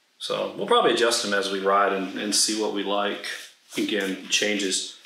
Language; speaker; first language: English; native; English